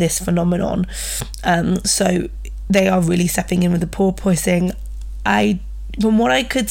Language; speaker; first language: English; native; English